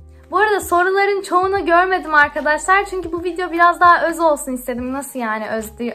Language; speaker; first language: Turkish; early bilingual, heritage; Turkish